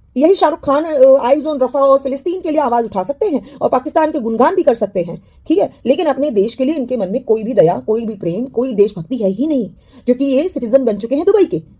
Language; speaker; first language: Hindi; native; Hindi